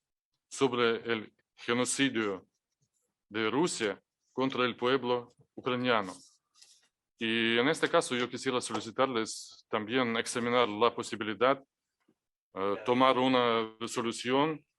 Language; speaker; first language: Spanish; non-native, fluent; Ukrainian